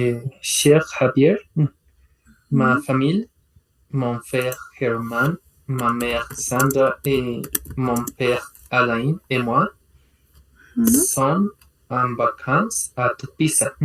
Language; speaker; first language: French; non-native, learner; Spanish